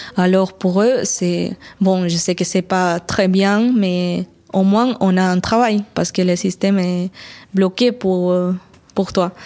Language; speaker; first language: French; non-native, fluent; Spanish